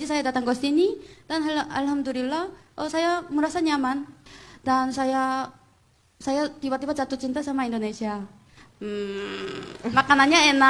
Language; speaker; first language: Indonesian; non-native, fluent; Korean